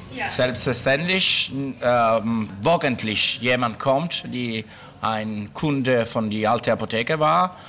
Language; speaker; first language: German; non-native, learner; Italian